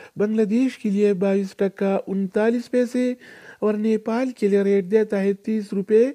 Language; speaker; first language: Urdu; non-native, local second language; Pashto